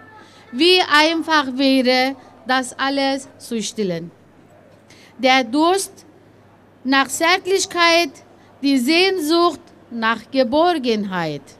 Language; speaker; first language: German; early bilingual, other home language; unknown